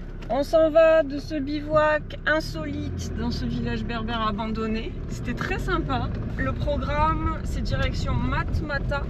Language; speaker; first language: French; native; French